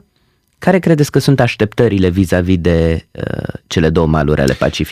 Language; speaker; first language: Romanian; native; Romanian